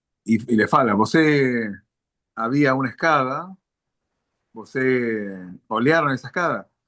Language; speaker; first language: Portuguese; non-native, learner; Spanish